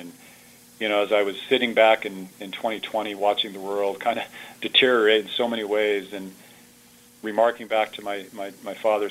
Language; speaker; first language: English; early bilingual, other home language; Italian